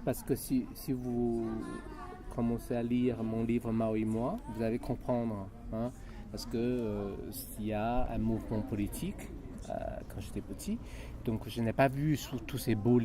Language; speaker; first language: French; non-native, fluent; Chinese